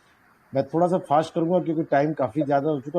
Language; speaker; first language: Hindi; native; Hindi